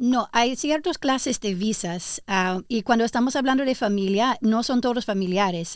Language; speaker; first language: Spanish; early bilingual, heritage; English